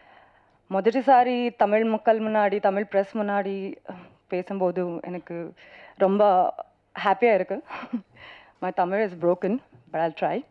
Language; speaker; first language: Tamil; non-native, learner; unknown